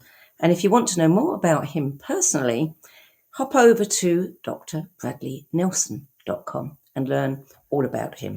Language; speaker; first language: English; native; English